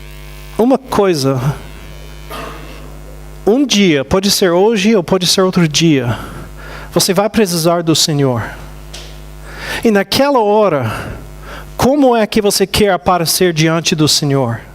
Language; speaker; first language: Portuguese; non-native, fluent; English